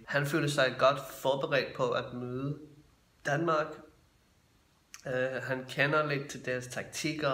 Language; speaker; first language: Danish; native; Danish